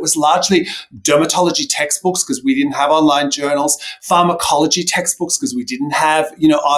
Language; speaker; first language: English; native; English